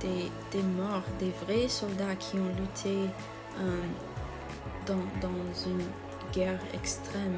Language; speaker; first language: French; non-native, learner; English